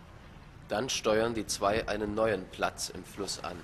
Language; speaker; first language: German; native; German